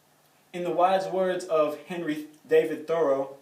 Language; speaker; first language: English; native; English